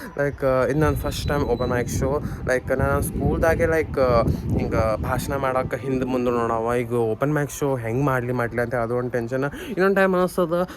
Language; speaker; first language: Kannada; native; Kannada